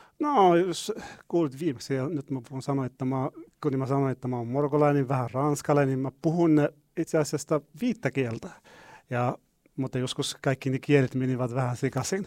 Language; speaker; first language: Finnish; non-native, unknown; Arabic